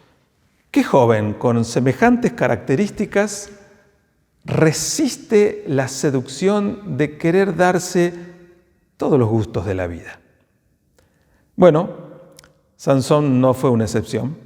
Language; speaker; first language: Spanish; native; Spanish